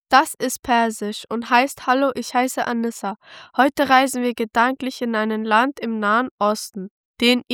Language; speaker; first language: German; early bilingual, other home language; Pashto